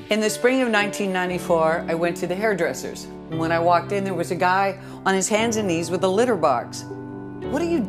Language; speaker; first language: English; native; English